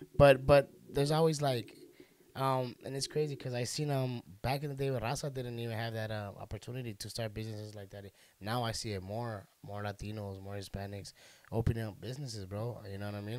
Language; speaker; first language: English; early bilingual, other home language; Spanish